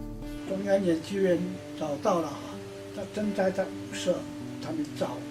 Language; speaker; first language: Chinese; non-native, local second language; Amis